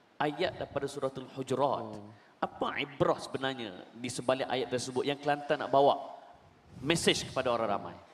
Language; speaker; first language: Malay; native; Malay